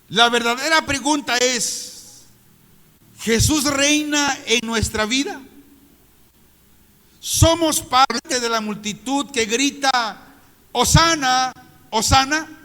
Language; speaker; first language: Spanish; native; Spanish